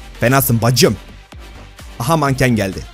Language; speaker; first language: Turkish; native; Turkish